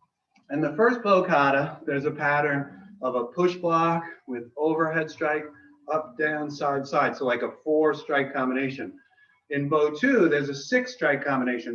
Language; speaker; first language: English; native; English